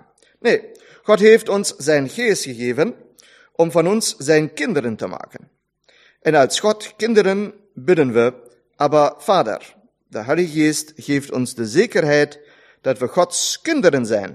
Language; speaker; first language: Dutch; non-native, fluent; German